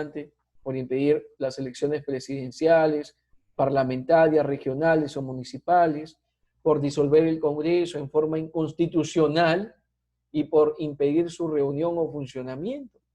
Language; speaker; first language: Spanish; native; Spanish